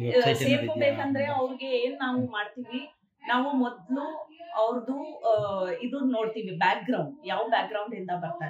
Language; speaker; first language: Kannada; non-native, local second language; Urdu